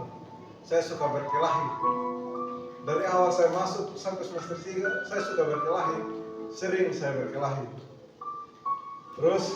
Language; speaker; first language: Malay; non-native, local second language; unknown